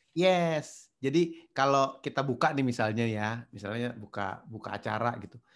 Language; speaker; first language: Indonesian; native; Indonesian